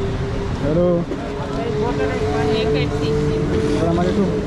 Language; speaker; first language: English; non-native, learner; French